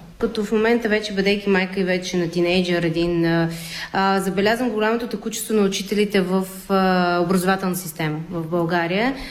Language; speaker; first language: Bulgarian; early bilingual, other home language; Armenian